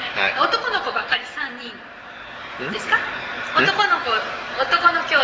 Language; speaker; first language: Japanese; native; Japanese